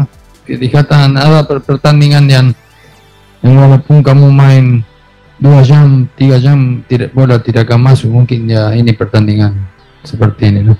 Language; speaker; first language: Indonesian; non-native, fluent; Spanish